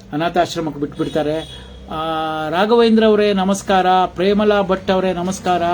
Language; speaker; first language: Kannada; non-native, local second language; Konkani